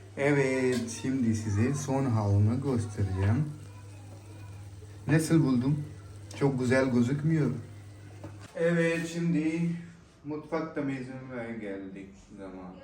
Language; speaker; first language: Turkish; non-native, learner; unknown